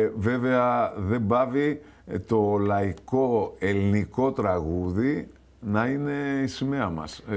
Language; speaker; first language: Greek; native; Greek